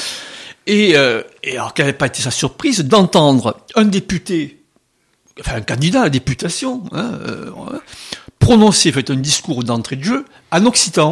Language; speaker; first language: French; native; French